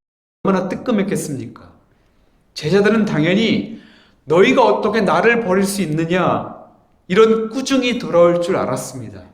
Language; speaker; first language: Korean; native; Korean